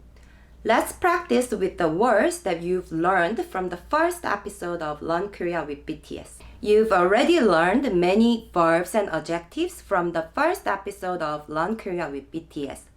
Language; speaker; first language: English; non-native, fluent; Korean